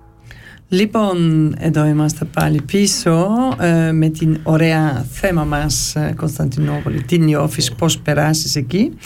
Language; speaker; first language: Greek; early bilingual, heritage; Greek